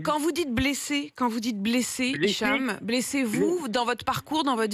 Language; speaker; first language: French; native; French